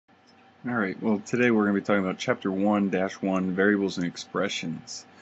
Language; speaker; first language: English; native; English